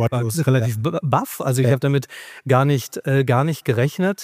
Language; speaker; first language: German; native; German